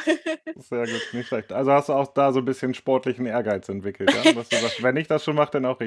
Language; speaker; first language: German; native; German